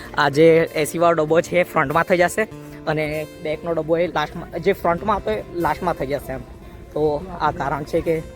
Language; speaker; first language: Gujarati; native; Gujarati